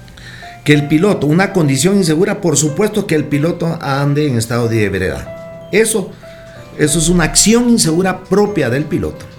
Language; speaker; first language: Spanish; native; Spanish